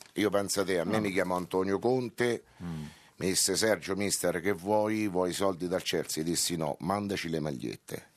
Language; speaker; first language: Italian; native; Italian